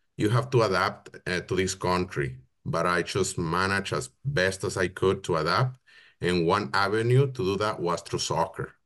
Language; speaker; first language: English; non-native, fluent; Spanish